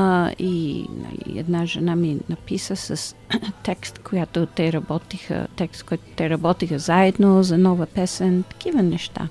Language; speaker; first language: Bulgarian; early bilingual, heritage; Bulgarian